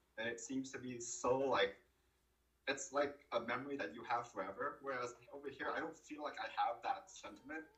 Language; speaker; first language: English; early bilingual, other home language; Vietnamese